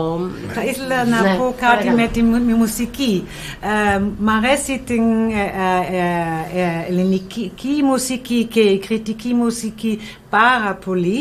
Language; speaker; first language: Greek; non-native, learner; German